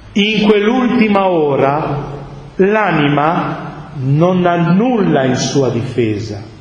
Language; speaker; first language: Italian; native; Italian